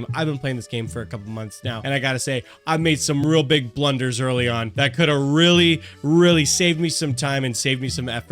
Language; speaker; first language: English; native; English